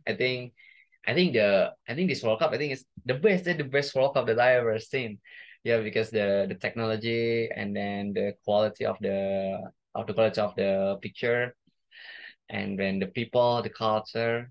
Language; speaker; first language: English; non-native, fluent; Indonesian